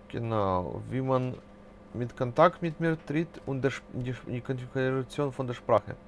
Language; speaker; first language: German; non-native, fluent; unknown